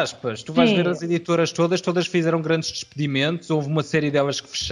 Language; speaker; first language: Portuguese; native; Portuguese